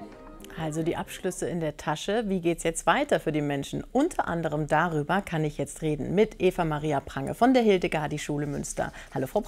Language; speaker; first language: German; native; German